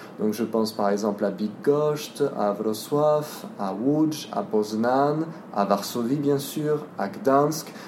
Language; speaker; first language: French; native; French